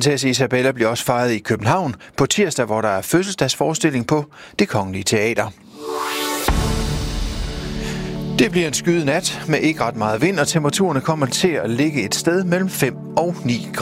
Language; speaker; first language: Danish; native; Danish